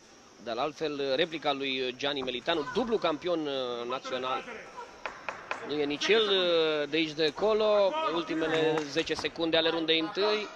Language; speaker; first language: Romanian; native; Romanian